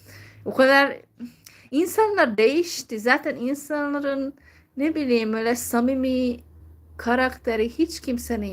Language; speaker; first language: Turkish; non-native, fluent; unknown